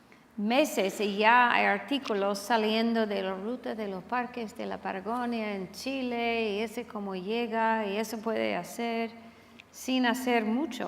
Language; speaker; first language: Spanish; non-native, fluent; English